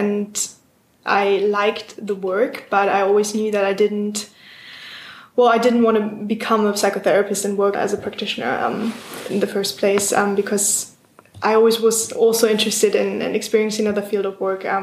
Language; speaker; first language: English; non-native, fluent; German